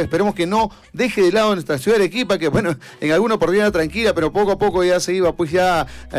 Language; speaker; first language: Spanish; native; Spanish